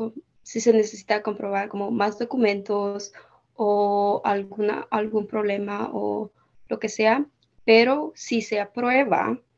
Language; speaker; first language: Spanish; early bilingual, heritage; Spanish